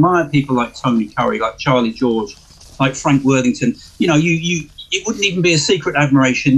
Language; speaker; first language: English; native; English